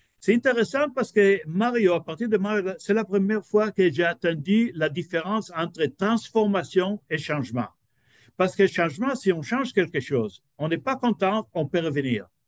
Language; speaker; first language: French; non-native, fluent; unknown